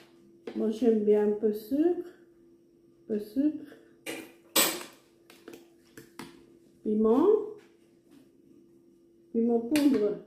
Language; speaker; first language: French; non-native, learner; Hmong